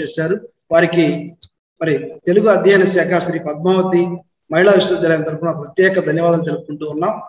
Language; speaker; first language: Telugu; native; Telugu